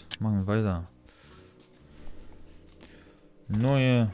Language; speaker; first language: German; non-native, learner; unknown